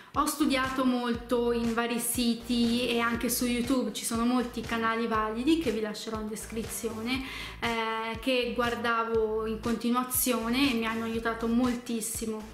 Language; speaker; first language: Italian; native; Italian